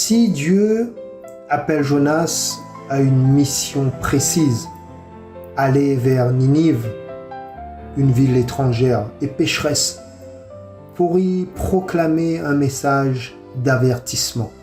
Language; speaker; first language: French; native; French